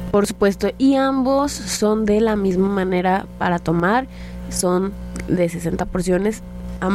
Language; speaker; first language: Spanish; native; Spanish